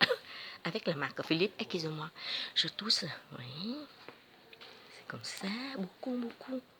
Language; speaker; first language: French; non-native, learner; Vietnamese